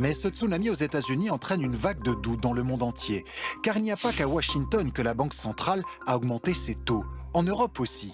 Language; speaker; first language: French; native; French